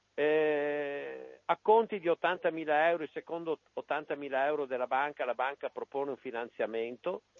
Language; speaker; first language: Italian; native; Italian